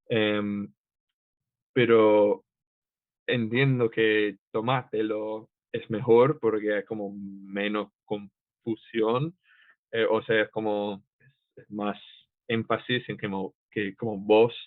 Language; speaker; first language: Spanish; non-native, fluent; English